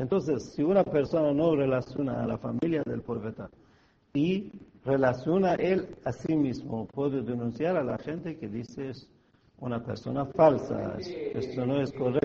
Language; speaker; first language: Spanish; non-native, fluent; Persian